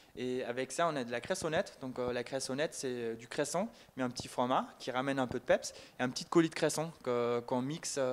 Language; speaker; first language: French; non-native, fluent; German